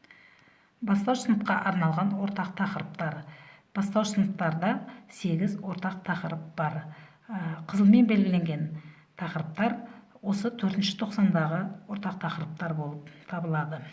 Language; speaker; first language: Kazakh; native; Kazakh